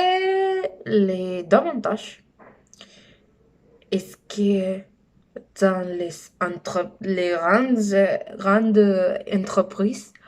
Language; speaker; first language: French; non-native, learner; Spanish